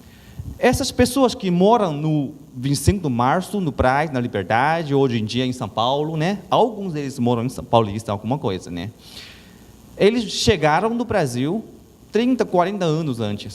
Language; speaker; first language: Portuguese; non-native, learner; Chinese